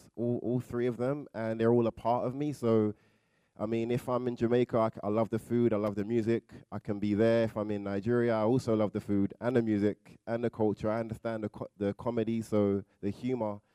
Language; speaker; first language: English; native; English